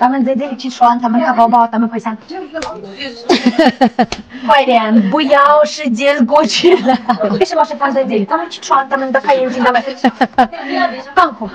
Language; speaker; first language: Chinese; non-native, learner; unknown